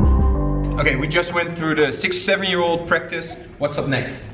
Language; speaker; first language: English; non-native, fluent; Dutch